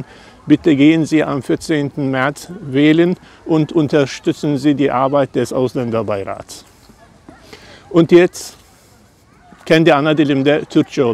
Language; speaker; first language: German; non-native, fluent; Turkish